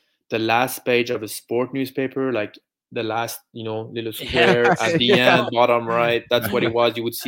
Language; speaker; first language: English; non-native, fluent; French